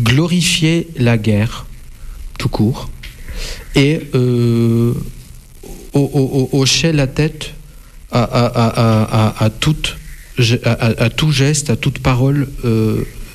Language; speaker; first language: French; non-native, fluent; Russian